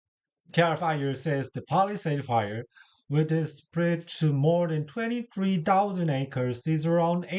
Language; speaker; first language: English; non-native, learner; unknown